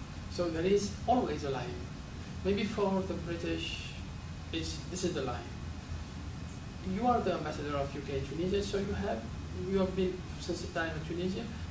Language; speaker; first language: English; non-native, fluent; Arabic